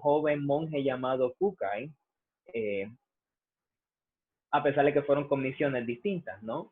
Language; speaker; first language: Spanish; native; Spanish